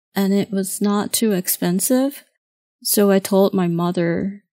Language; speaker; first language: English; non-native, fluent; Japanese